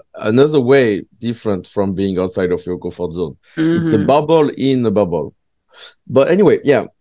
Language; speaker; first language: English; non-native, fluent; French